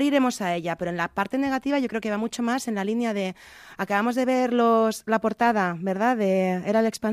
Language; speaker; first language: Spanish; native; Spanish